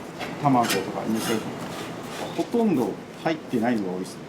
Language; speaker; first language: Japanese; native; Japanese